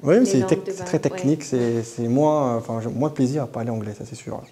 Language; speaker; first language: French; native; French